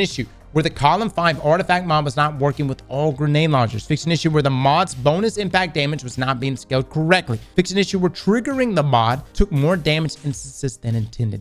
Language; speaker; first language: English; native; English